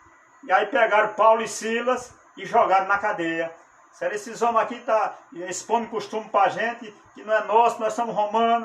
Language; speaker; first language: Portuguese; native; Portuguese